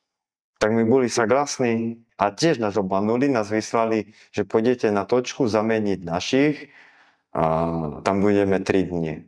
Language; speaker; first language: Russian; non-native, learner; Slovak